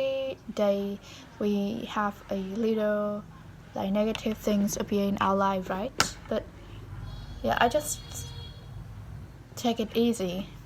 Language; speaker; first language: English; non-native, learner; Vietnamese